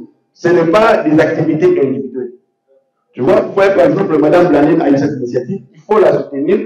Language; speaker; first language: French; non-native, local second language; Lingala